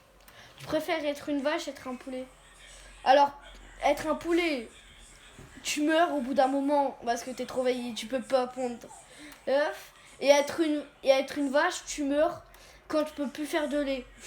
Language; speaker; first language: French; native; French